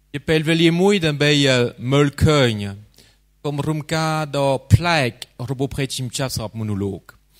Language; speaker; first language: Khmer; non-native, fluent; French